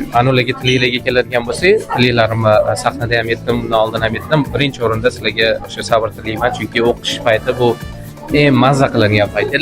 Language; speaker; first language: Uzbek; native; Uzbek